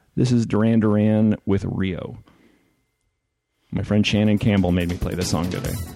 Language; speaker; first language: English; native; English